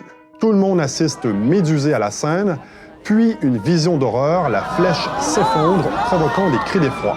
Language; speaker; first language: French; native; French